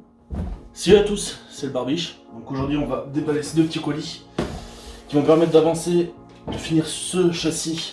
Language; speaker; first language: French; native; French